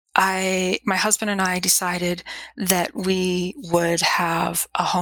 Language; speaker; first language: English; native; English